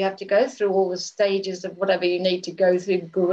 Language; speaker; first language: English; native; English